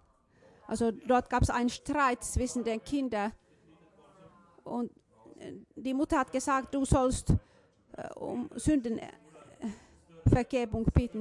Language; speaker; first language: German; non-native, fluent; Finnish